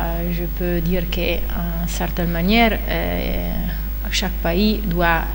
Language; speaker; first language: French; non-native, fluent; Italian